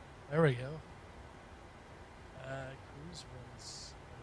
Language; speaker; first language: English; native; English